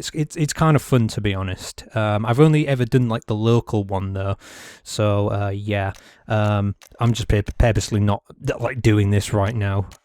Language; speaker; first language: English; native; English